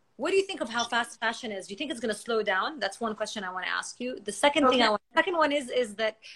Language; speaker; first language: English; non-native, fluent; Arabic